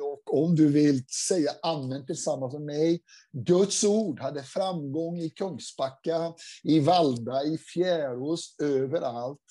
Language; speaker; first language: Swedish; non-native, fluent; Portuguese